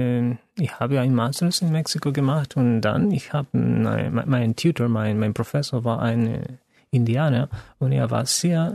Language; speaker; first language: German; non-native, fluent; Spanish